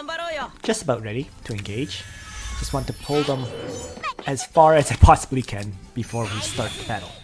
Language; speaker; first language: English; native; English